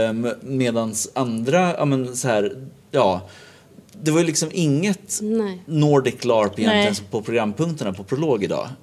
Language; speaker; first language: Swedish; native; Swedish